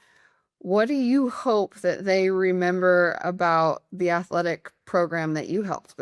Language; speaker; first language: English; native; English